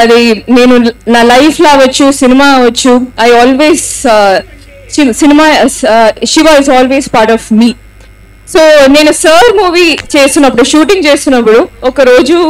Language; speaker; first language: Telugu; non-native, local second language; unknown